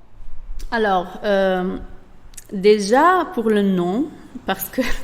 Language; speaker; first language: French; non-native, fluent; Italian